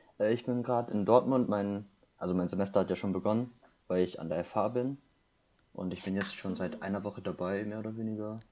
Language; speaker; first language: German; early bilingual, other home language; Korean